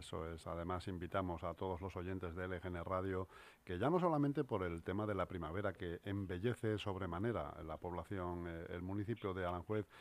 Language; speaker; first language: Spanish; native; Spanish